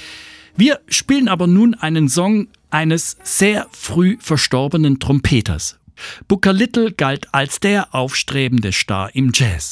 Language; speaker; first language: German; native; German